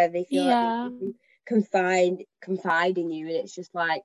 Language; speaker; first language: English; native; English